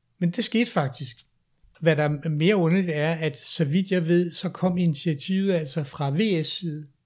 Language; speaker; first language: Danish; native; Danish